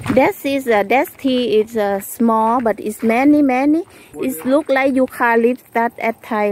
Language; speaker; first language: English; non-native, learner; Thai